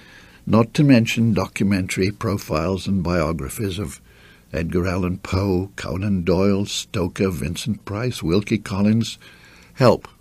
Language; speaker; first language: English; native; English